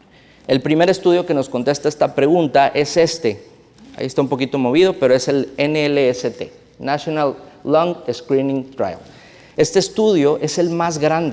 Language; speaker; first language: Spanish; native; Spanish